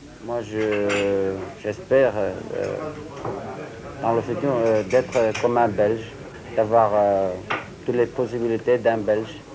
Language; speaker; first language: French; non-native, learner; Syriac